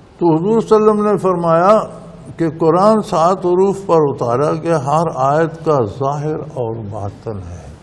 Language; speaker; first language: Urdu; non-native, local second language; Punjabi